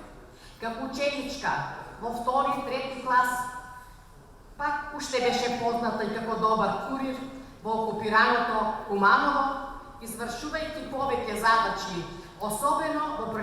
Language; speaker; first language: Macedonian; native; Macedonian